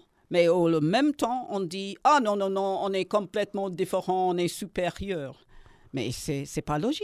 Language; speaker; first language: French; non-native, learner; English